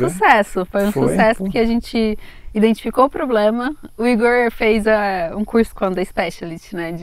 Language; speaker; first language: Portuguese; native; Portuguese